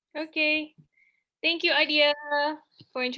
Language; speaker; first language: English; non-native, fluent; Indonesian